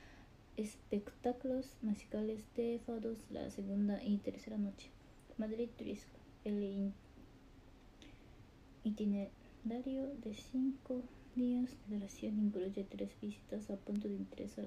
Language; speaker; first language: Spanish; non-native, learner; Japanese